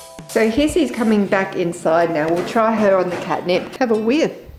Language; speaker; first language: English; native; English